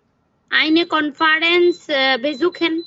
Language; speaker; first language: German; non-native, learner; Bangla